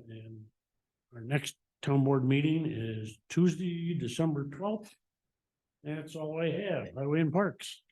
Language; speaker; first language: English; native; English